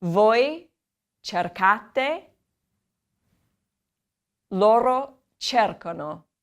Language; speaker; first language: Italian; non-native, fluent; English